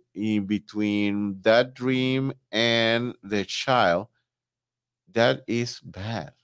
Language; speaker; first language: English; non-native, fluent; Spanish